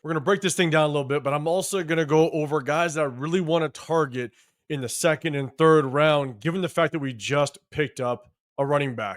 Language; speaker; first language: English; native; English